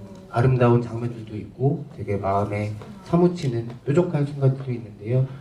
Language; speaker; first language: Korean; native; Korean